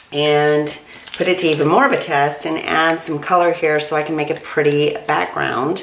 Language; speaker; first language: English; native; English